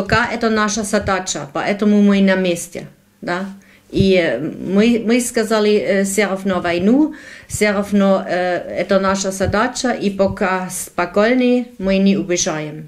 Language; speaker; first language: Ukrainian; non-native, learner; German